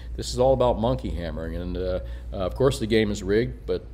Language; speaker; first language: English; native; English